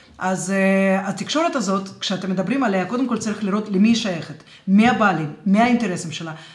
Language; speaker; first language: Hebrew; non-native, fluent; Russian